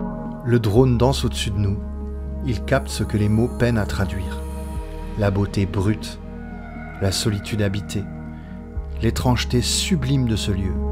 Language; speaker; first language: French; native; French